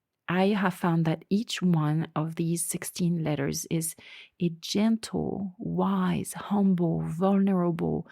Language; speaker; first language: English; non-native, fluent; French